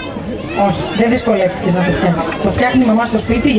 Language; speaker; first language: Greek; native; Greek